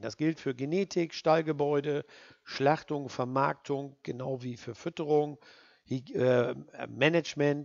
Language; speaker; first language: German; native; German